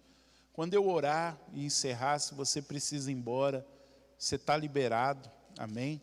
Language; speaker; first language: Portuguese; native; Portuguese